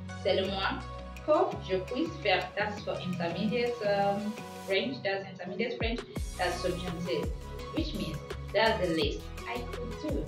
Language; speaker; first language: English; non-native, local second language; Yoruba